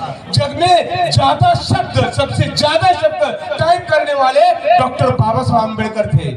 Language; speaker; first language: Hindi; native; Hindi